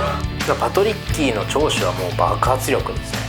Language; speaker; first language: Japanese; native; Japanese